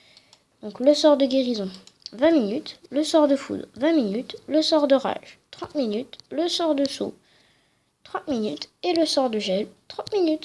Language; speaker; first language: French; native; French